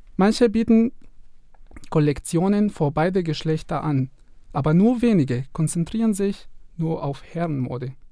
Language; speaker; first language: German; non-native, fluent; Arabic